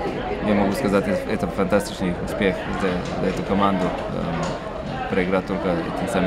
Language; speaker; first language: Russian; non-native, fluent; Slovenian